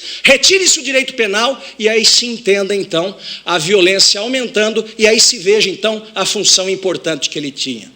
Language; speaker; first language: Portuguese; native; Portuguese